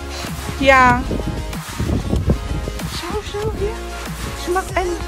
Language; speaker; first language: German; non-native, learner; Filipino